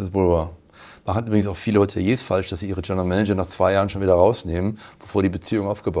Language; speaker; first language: German; native; German